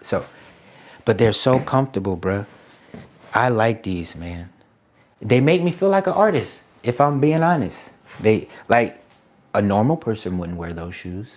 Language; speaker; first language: English; native; English